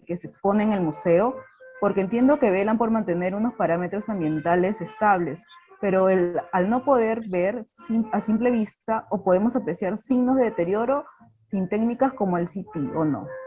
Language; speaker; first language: Spanish; native; Spanish